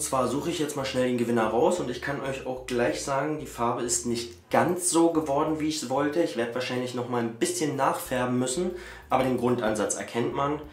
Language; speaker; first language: German; native; German